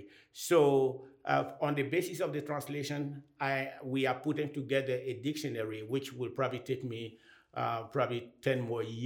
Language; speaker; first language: English; non-native, fluent; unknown